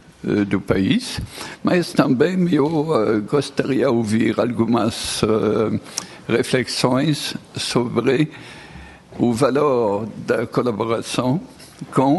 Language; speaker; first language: Portuguese; non-native, fluent; French